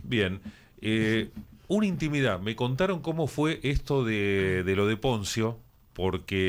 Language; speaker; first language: Spanish; native; Spanish